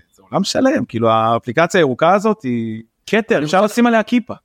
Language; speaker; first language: Hebrew; native; Hebrew